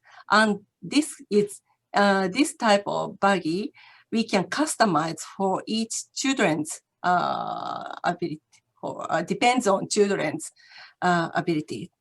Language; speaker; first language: English; non-native, learner; Japanese